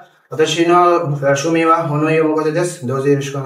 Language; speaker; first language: Japanese; non-native, learner; Bangla